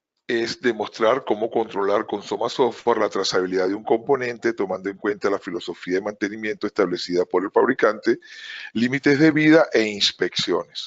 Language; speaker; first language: Spanish; native; Spanish